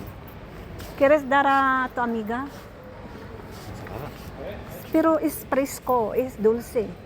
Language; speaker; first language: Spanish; non-native, learner; Filipino